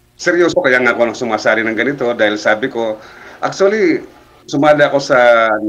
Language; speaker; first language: Filipino; non-native, local second language; Waray